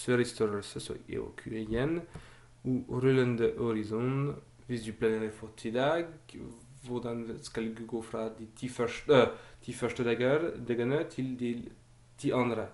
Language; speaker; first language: Norwegian; non-native, fluent; French